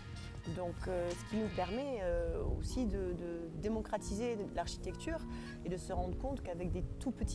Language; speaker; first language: French; native; French